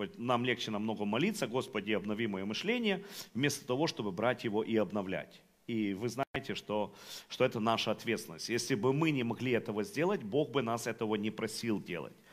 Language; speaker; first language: Russian; non-native, local second language; Ukrainian